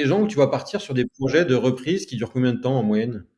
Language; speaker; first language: French; native; French